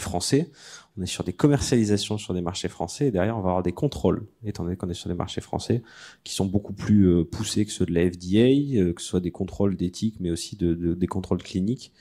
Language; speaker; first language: French; native; French